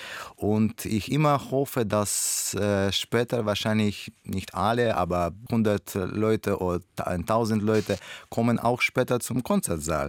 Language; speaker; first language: German; non-native, learner; Russian